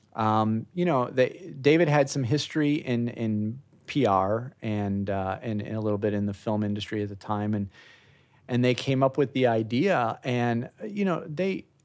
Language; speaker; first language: English; native; English